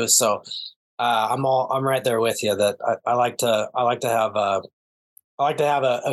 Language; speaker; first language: English; native; English